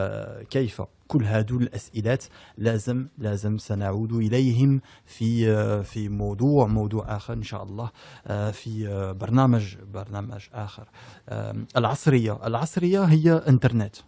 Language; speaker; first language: Arabic; early bilingual, heritage; French